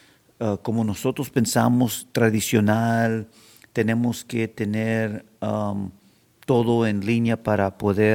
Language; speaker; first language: Spanish; early bilingual, heritage; Spanish